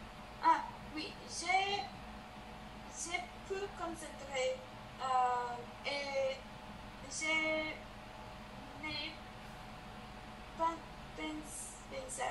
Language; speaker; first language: French; non-native, learner; Spanish